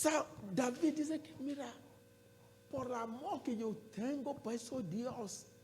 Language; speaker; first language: Spanish; non-native, learner; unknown